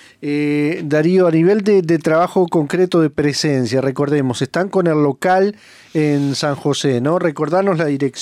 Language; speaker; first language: Spanish; native; Spanish